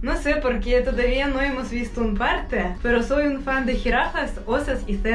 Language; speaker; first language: Spanish; non-native, learner; Russian